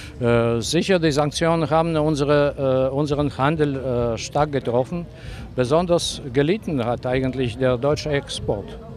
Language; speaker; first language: German; non-native, fluent; Russian